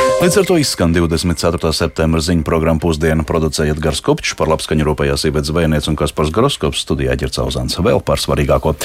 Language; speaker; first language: Latvian; native; Latvian